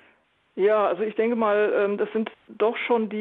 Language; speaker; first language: German; native; German